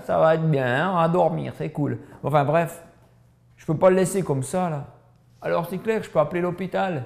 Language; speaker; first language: French; native; French